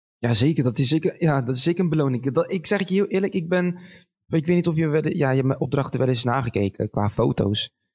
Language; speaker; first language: Dutch; early bilingual, other home language; Arabic